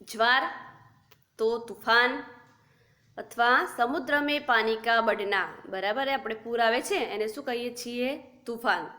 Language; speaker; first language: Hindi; non-native, local second language; Gujarati